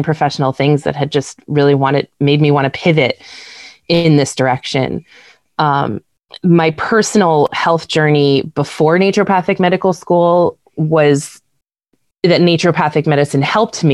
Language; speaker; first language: English; native; English